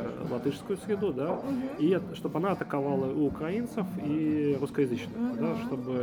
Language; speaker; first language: Russian; native; Russian